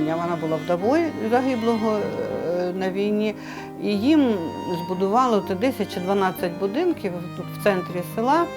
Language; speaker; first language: Ukrainian; native; Ukrainian